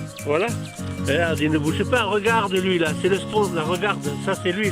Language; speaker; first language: French; native; French